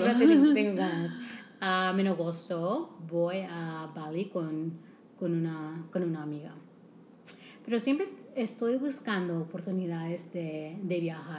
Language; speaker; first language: Spanish; early bilingual, heritage; English